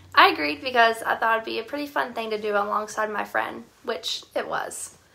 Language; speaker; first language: English; native; English